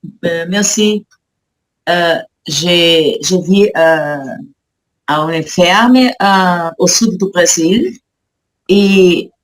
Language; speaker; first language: French; non-native, learner; Portuguese